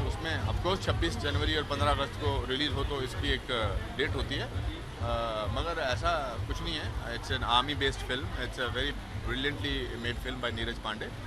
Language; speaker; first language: Hindi; native; Hindi